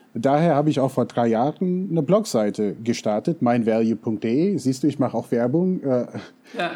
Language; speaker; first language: German; non-native, fluent; English